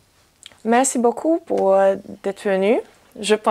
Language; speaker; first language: French; non-native, learner; Hungarian